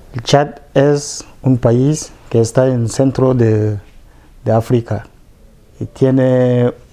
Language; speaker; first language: Spanish; non-native, fluent; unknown